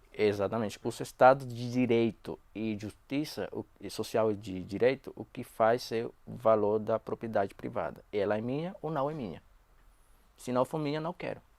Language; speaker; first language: Portuguese; non-native, fluent; Spanish